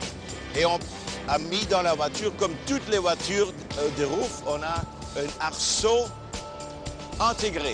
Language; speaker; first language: French; non-native, fluent; German